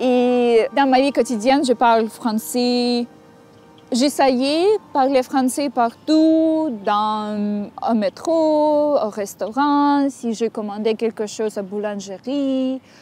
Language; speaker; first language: French; non-native, learner; Russian